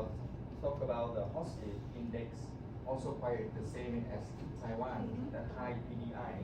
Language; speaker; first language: English; non-native, learner; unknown